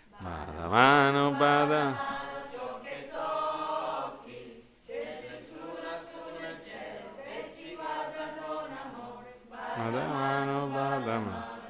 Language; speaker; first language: Italian; early bilingual, heritage; English